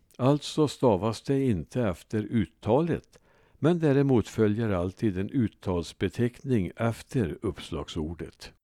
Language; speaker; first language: Swedish; native; Swedish